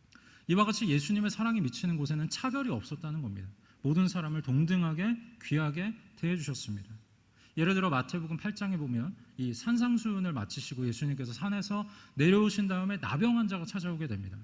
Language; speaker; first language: Korean; native; Korean